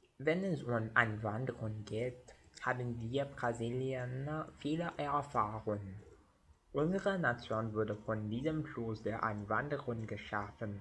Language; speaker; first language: German; non-native, learner; Portuguese